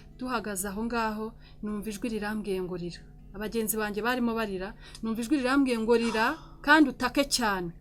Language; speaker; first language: Kinyarwanda; native; Kinyarwanda